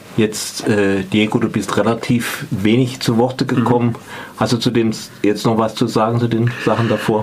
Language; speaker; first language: German; native; German